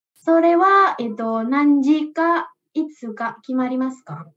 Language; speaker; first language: Japanese; non-native, learner; Indonesian